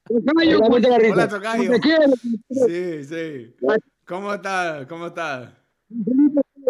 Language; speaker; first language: Spanish; non-native, learner; English